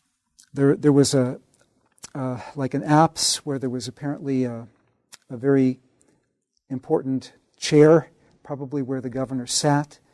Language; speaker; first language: English; native; English